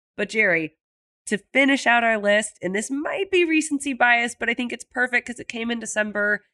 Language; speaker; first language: English; native; English